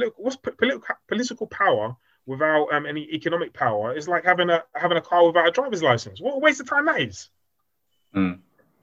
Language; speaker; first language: English; native; English